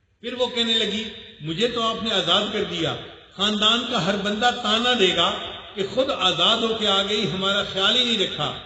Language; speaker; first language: Urdu; non-native, local second language; Punjabi